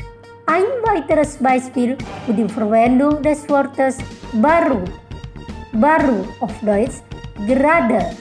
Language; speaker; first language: German; non-native, fluent; Indonesian